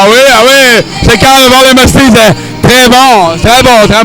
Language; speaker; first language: French; non-native, learner; Dutch